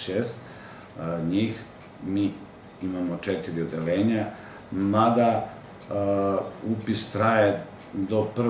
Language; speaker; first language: Serbian; native; Serbian